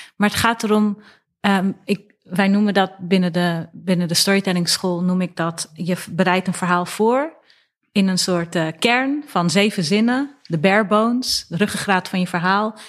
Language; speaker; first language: Dutch; early bilingual, other home language; Persian